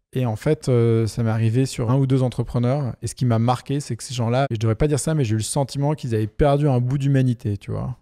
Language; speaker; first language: French; native; French